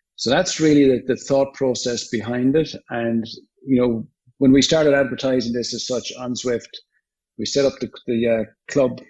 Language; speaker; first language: English; native; English